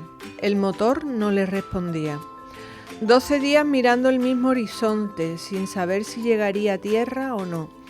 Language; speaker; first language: Spanish; native; Spanish